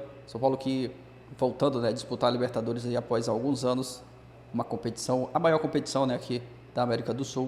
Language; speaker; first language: Portuguese; native; Portuguese